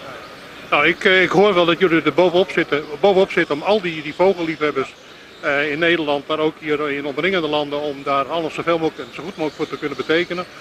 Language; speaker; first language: Dutch; native; Dutch